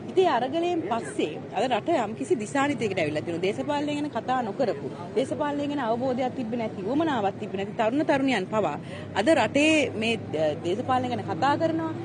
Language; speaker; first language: Sinhala; native; Sinhala